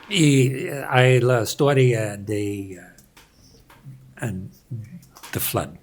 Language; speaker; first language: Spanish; non-native, learner; English